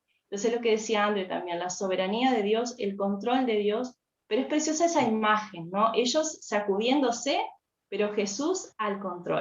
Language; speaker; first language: Spanish; native; Spanish